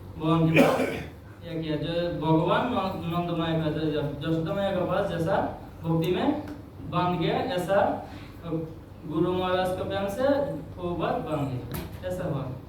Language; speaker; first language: Hindi; non-native, local second language; Bangla